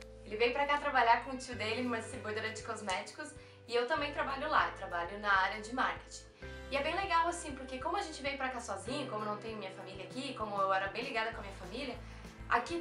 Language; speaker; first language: Portuguese; native; Portuguese